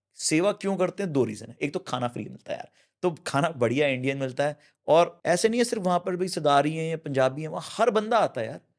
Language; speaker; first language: Hindi; native; Hindi